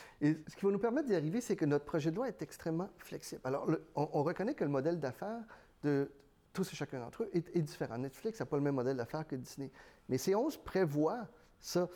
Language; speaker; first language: French; early bilingual, other home language; Spanish